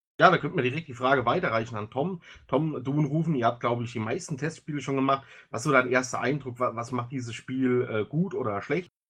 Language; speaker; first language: German; native; German